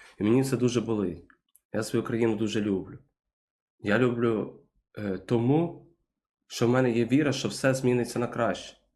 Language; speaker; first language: Ukrainian; native; Ukrainian